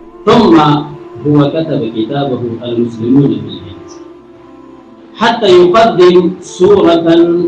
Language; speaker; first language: Arabic; non-native, fluent; Urdu